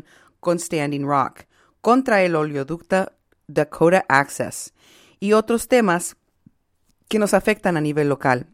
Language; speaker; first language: Spanish; native; Spanish